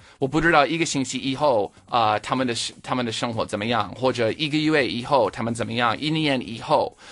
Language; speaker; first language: Chinese; non-native, fluent; English